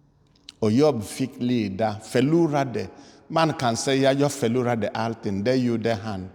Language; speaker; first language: Swedish; non-native, fluent; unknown